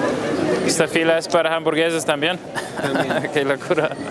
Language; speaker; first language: Spanish; non-native, learner; English